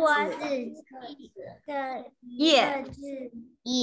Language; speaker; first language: Chinese; early bilingual, heritage; Chinese